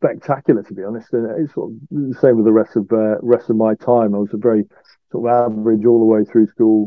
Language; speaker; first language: English; native; English